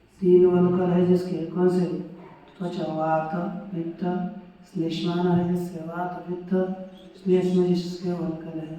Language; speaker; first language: Hindi; non-native, local second language; Marathi